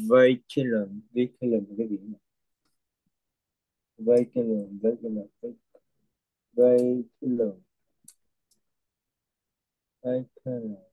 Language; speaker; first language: English; non-native, learner; Vietnamese